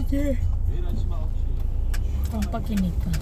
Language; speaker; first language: Korean; non-native, local second language; Filipino